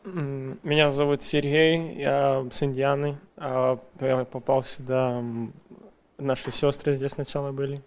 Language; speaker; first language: Russian; early bilingual, heritage; Russian